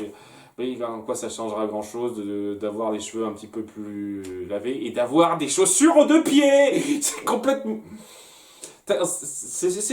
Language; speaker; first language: French; native; French